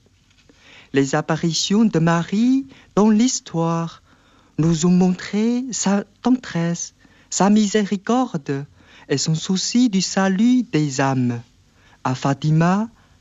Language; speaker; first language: French; non-native, fluent; Chinese